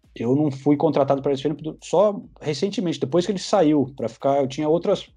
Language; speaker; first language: Portuguese; early bilingual, other home language; English